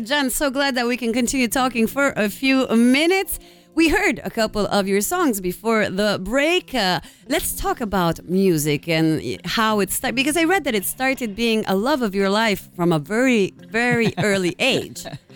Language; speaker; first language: English; non-native, fluent; Italian